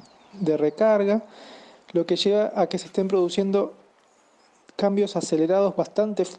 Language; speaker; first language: Spanish; native; Spanish